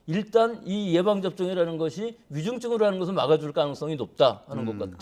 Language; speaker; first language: Korean; native; Korean